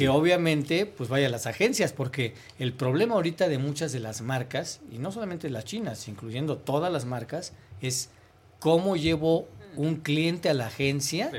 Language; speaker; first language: Spanish; native; Spanish